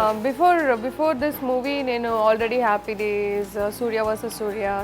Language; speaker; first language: Telugu; non-native, local second language; Kannada